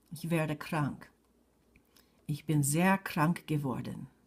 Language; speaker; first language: German; non-native, fluent; English